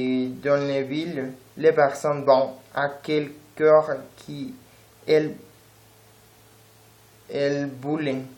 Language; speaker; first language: French; non-native, learner; Spanish